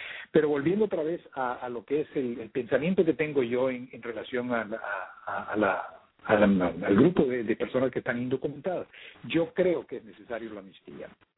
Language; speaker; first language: Spanish; early bilingual, heritage; Spanish